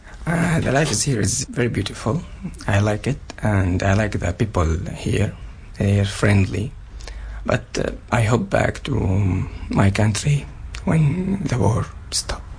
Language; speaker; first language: English; non-native, learner; Arabic